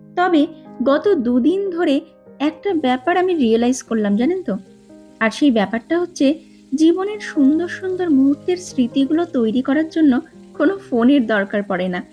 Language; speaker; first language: Bangla; native; Bangla